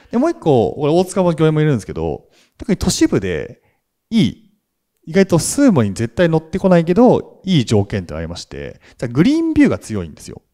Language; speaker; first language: Japanese; native; Japanese